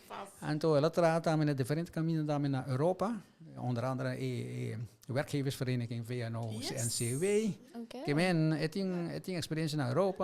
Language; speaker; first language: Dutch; non-native, local second language; Papiamento